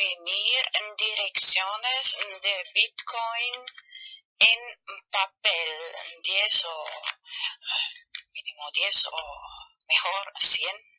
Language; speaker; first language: Spanish; non-native, fluent; German